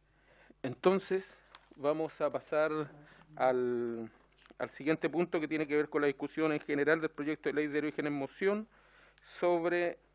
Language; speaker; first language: Spanish; native; Spanish